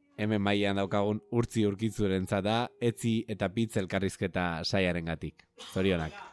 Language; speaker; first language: Basque; native; Basque